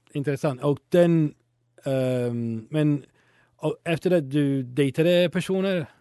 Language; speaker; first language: Swedish; non-native, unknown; Italian